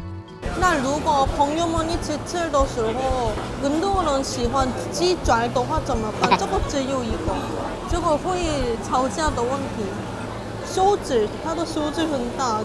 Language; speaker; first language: Chinese; non-native, fluent; Korean